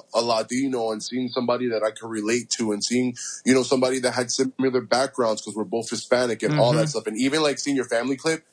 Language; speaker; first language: English; early bilingual, other home language; Spanish